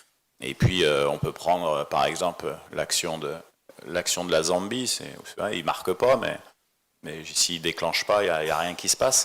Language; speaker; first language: French; native; French